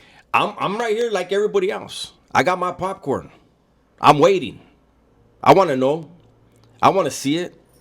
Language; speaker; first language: English; native; English